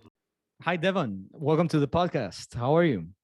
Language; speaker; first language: English; non-native, fluent; Spanish